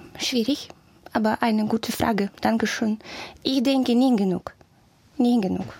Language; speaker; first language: German; non-native, learner; Russian